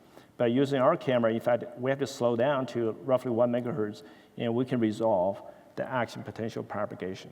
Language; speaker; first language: English; non-native, fluent; Chinese